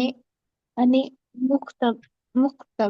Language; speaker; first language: Arabic; non-native, learner; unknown